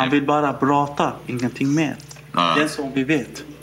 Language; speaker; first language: Swedish; non-native, fluent; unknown